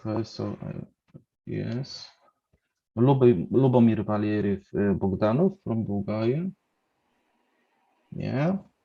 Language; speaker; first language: English; non-native, fluent; Polish